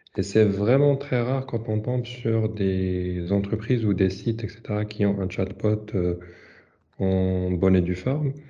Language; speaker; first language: French; non-native, local second language; Arabic